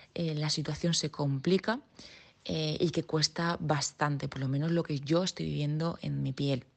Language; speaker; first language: Spanish; native; Spanish